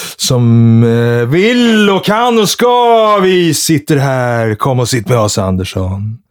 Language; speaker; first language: Swedish; native; Swedish